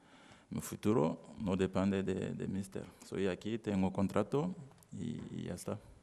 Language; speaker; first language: Spanish; non-native, learner; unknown